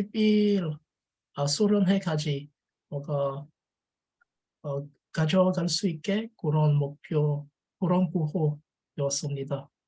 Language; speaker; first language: Korean; non-native, learner; French